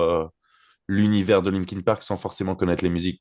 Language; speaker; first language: French; native; French